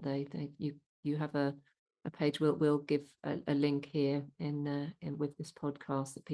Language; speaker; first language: English; native; English